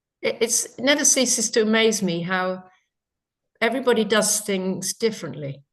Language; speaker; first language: English; native; English